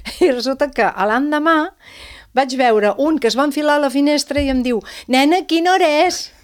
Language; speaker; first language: Catalan; non-native, local second language; Spanish